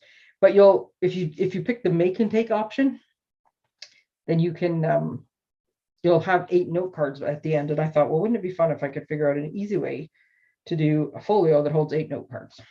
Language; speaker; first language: English; native; English